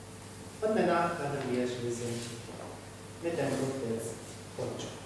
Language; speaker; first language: German; non-native, fluent; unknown